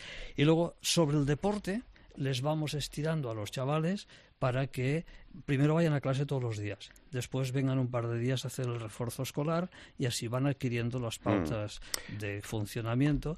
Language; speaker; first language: Spanish; non-native, local second language; Catalan